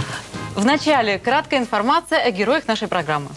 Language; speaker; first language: Russian; native; Russian